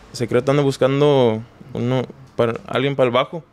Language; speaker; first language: Spanish; native; Spanish